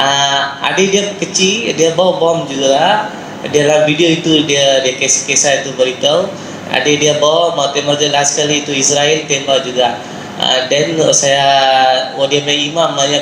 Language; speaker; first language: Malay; non-native, local second language; Tamil